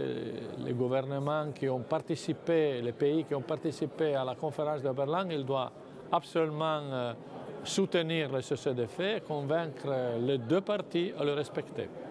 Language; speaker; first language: French; non-native, fluent; Italian